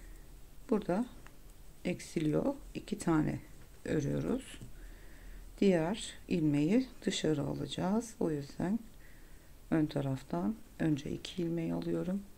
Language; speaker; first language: Turkish; native; Turkish